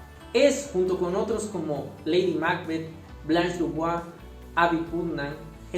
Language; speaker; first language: Spanish; native; Spanish